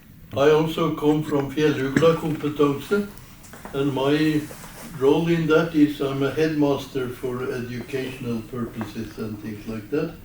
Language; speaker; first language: English; non-native, fluent; Norwegian